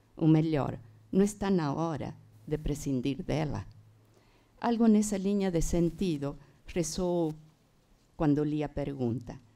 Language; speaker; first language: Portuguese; non-native, fluent; Spanish